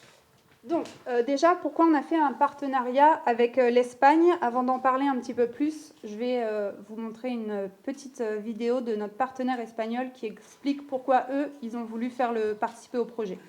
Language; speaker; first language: French; native; French